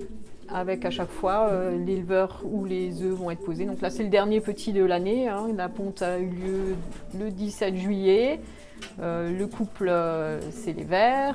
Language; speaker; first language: French; native; French